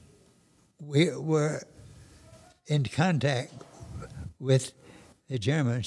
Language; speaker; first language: English; native; English